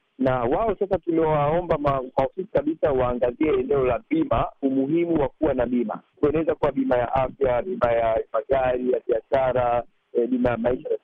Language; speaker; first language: Swahili; native; Swahili